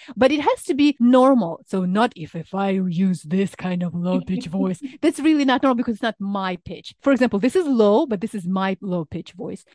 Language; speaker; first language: English; non-native, fluent; Ukrainian